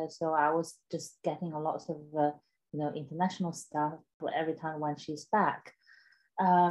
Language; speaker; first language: English; non-native, fluent; Chinese